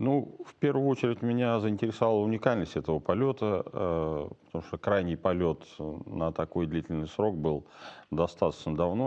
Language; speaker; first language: Russian; native; Russian